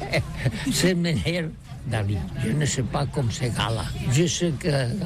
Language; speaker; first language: French; non-native, learner; Catalan